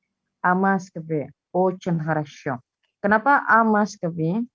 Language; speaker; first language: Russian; non-native, fluent; Indonesian